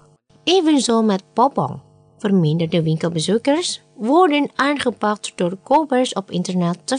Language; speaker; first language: Dutch; non-native, fluent; Indonesian